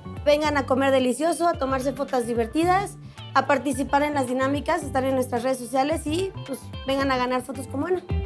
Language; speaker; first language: Spanish; native; Spanish